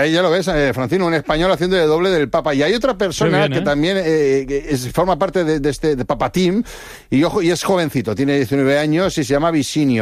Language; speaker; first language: Spanish; native; Spanish